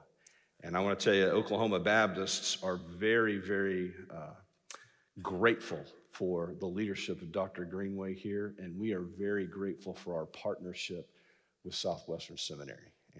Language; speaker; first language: English; native; English